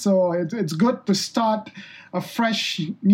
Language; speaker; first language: English; non-native, local second language; Malay